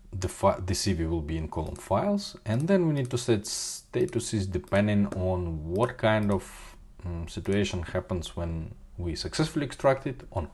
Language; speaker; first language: English; non-native, fluent; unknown